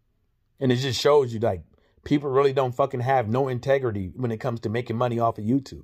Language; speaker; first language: English; native; English